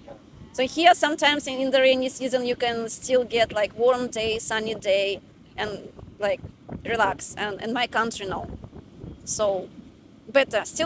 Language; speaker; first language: English; non-native, learner; Russian